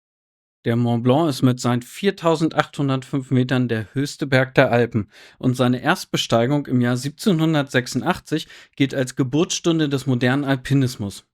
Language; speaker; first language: German; native; German